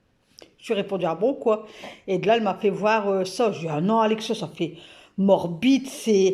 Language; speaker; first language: French; native; French